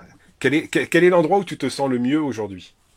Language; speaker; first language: French; native; French